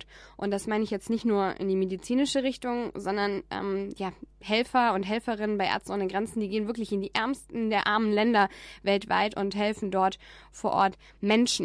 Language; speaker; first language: German; native; German